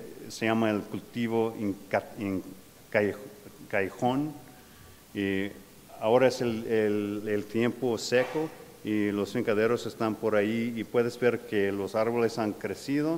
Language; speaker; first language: Spanish; non-native, fluent; English